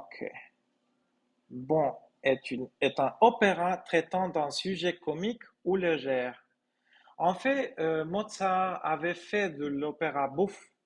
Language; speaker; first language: French; non-native, fluent; Spanish